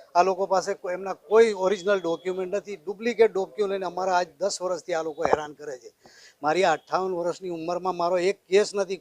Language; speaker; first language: Gujarati; native; Gujarati